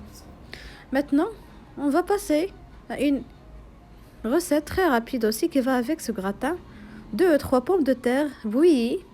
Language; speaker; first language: French; non-native, local second language; Arabic